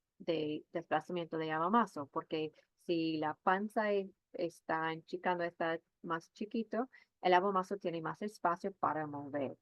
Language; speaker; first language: Spanish; non-native, fluent; English